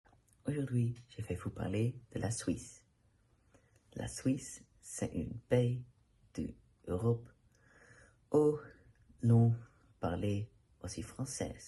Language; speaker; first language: French; non-native, learner; Dutch